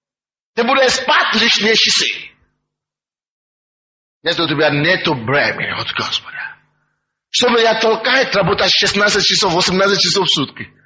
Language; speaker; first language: Russian; non-native, fluent; Yoruba